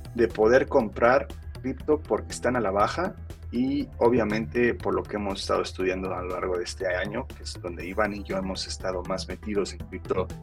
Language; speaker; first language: Spanish; early bilingual, heritage; Spanish